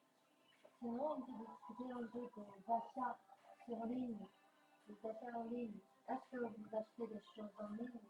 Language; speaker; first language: French; non-native, learner; Chinese